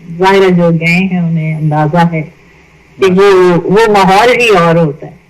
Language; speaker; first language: Urdu; native; Urdu